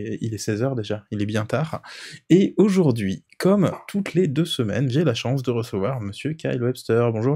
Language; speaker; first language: French; native; French